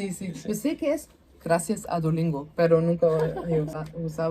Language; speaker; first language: Spanish; non-native, learner; German